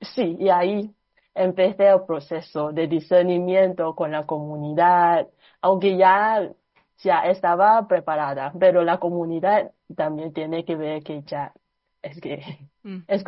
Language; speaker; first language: Spanish; non-native, fluent; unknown